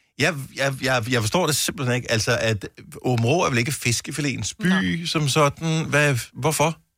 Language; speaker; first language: Danish; native; Danish